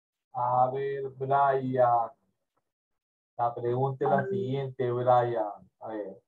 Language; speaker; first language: Spanish; native; Spanish